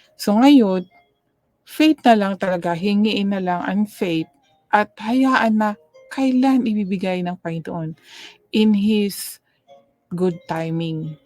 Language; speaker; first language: Filipino; non-native, local second language; Cebuano